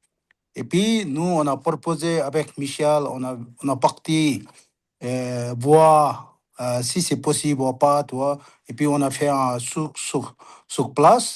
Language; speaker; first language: French; non-native, learner; Sherpa